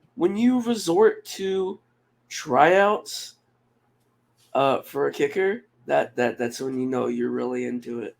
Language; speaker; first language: English; native; English